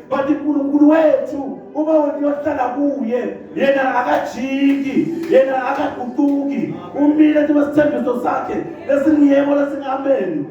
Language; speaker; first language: Zulu; non-native, local second language; Swati